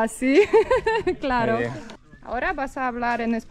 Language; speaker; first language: Spanish; non-native, learner; Polish